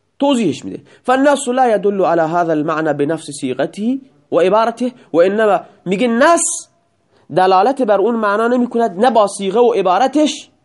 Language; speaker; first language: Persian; non-native, local second language; Baluchi